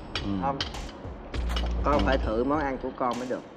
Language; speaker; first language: Vietnamese; native; Vietnamese